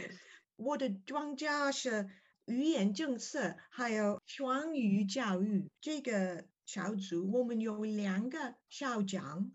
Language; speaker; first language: Chinese; non-native, learner; English